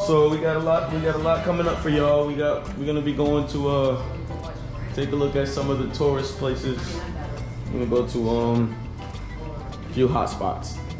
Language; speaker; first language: English; native; English